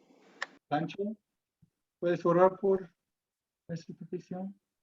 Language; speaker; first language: Spanish; non-native, fluent; English